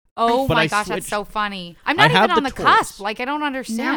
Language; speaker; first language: English; non-native, fluent; French